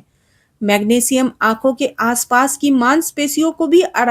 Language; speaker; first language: Hindi; native; Hindi